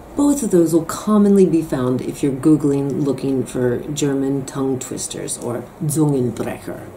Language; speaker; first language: English; native; English